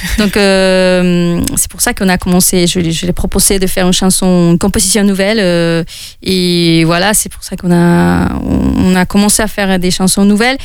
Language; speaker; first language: French; non-native, fluent; Spanish